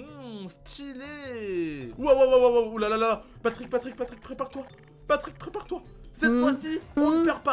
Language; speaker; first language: French; native; French